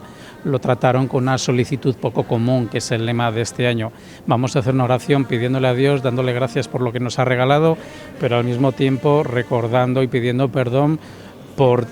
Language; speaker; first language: Spanish; native; Spanish